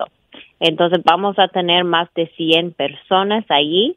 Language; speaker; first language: Spanish; non-native, fluent; English